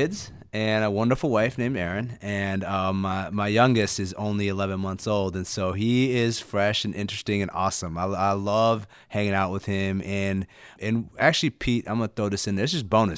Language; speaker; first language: English; early bilingual, other home language; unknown